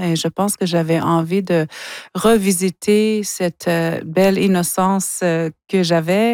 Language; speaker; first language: French; non-native, local second language; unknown